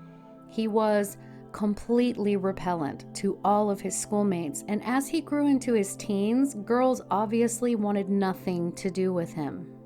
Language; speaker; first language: English; native; English